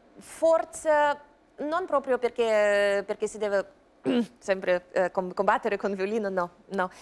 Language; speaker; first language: Italian; non-native, learner; Russian